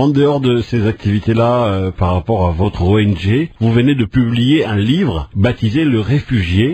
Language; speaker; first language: French; non-native, local second language; Lingala